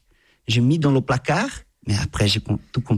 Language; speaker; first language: French; non-native, fluent; Portuguese